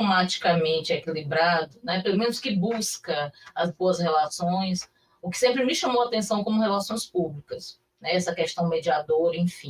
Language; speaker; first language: Portuguese; native; Portuguese